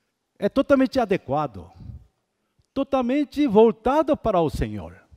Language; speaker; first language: Portuguese; non-native, fluent; Korean